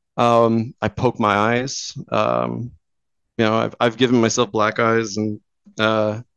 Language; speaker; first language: English; native; English